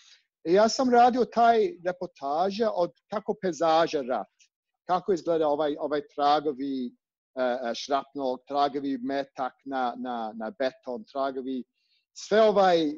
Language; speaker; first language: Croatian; non-native, learner; English